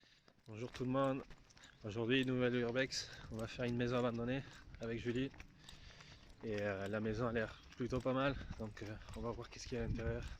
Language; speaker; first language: French; native; French